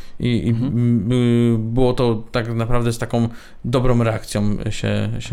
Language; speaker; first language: Polish; native; Polish